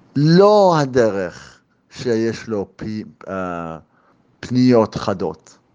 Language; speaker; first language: Hebrew; native; Hebrew